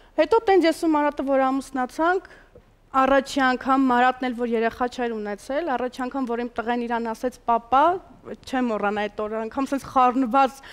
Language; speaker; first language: Armenian; native; Armenian